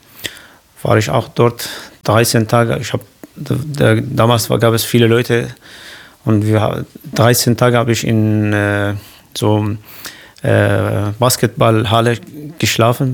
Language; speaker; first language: German; non-native, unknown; Kurdish